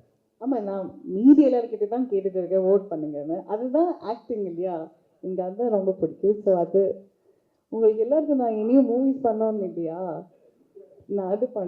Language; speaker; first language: Tamil; early bilingual, heritage; Tamil